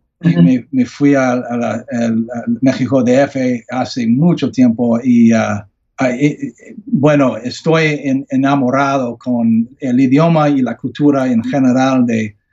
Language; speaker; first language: Spanish; non-native, learner; English